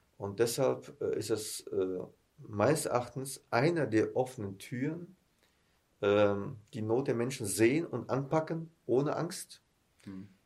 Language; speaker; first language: German; early bilingual, heritage; German